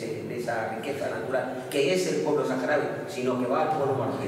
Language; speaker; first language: Spanish; native; Spanish